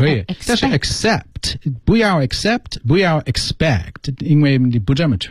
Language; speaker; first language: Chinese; non-native, fluent; English